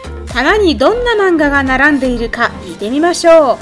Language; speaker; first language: Japanese; non-native, fluent; Russian